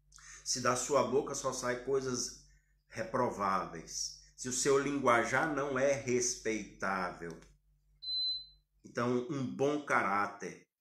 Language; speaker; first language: Portuguese; native; Portuguese